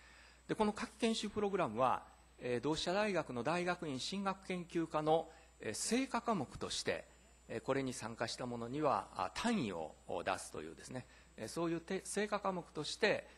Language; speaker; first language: Japanese; native; Japanese